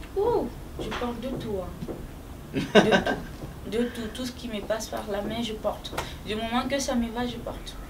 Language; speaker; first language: French; non-native, local second language; Fula